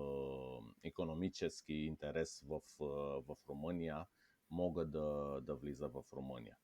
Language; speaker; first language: Bulgarian; non-native, fluent; Romanian